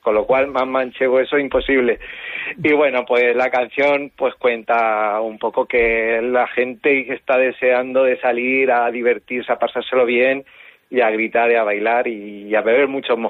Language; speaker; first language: Spanish; native; Spanish